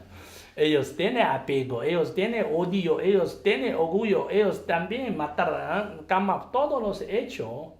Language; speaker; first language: Spanish; non-native, learner; Tibetan